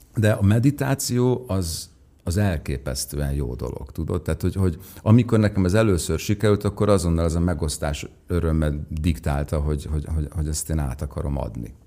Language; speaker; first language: Hungarian; native; Hungarian